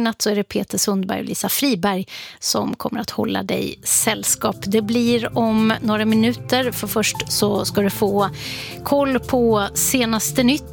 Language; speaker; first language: Swedish; native; Swedish